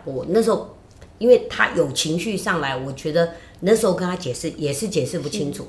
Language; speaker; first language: Chinese; native; Chinese